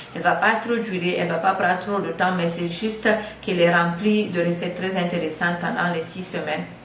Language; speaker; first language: French; non-native, local second language; Fula